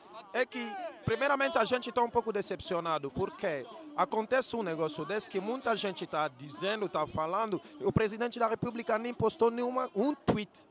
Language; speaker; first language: Portuguese; non-native, fluent; Lingala